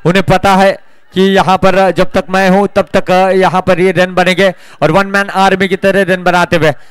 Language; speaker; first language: Hindi; non-native, local second language; Marathi